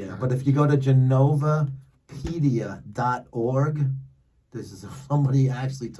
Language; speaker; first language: English; native; English